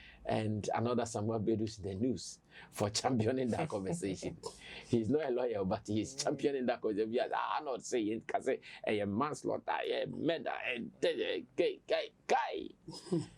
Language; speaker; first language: English; non-native, local second language; Akan